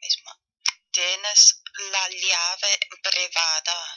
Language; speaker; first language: Spanish; non-native, fluent; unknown